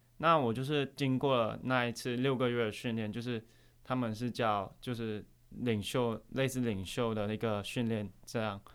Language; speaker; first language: Chinese; native; Chinese